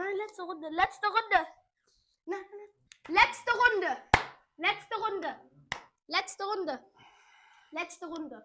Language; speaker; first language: German; early bilingual, other home language; Persian